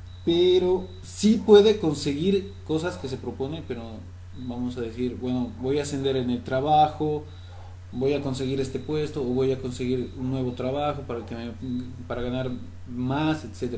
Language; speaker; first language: Spanish; native; Spanish